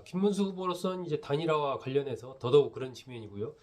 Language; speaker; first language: Korean; native; Korean